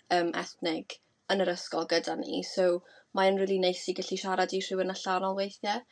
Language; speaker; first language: Welsh; native; Welsh